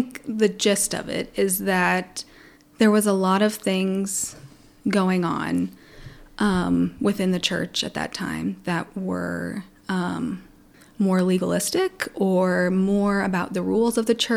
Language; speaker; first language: English; early bilingual, other home language; Pennsylvania German